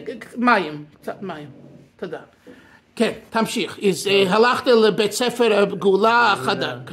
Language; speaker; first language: Hebrew; non-native, learner; English